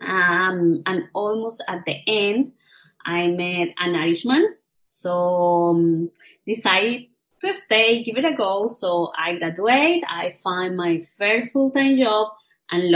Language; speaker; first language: English; non-native, fluent; Spanish